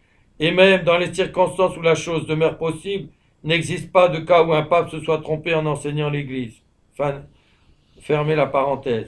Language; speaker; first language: French; native; French